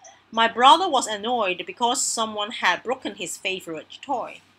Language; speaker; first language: English; non-native, local second language; Cantonese